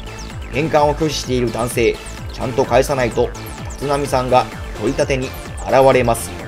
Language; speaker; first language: Japanese; native; Japanese